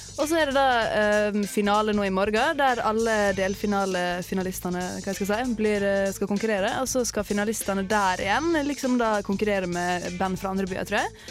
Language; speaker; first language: Norwegian; native; Norwegian